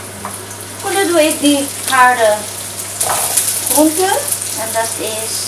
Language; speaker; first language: Dutch; non-native, fluent; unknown